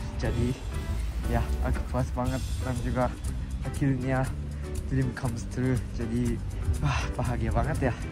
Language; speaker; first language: Indonesian; non-native, fluent; Japanese